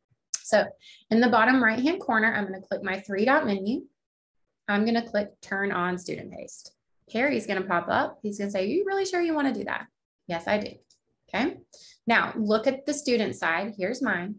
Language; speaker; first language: English; native; English